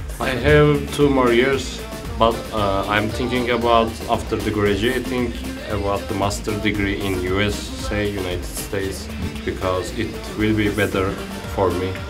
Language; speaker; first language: English; non-native, learner; Turkish